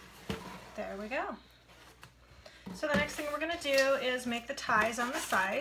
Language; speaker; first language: English; native; English